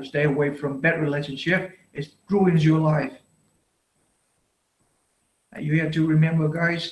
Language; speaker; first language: English; non-native, fluent; Vietnamese